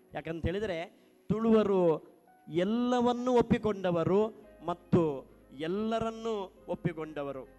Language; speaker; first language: Kannada; non-native, local second language; Tulu